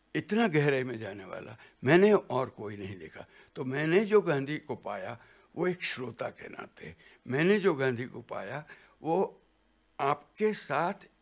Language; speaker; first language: Hindi; non-native, local second language; Gujarati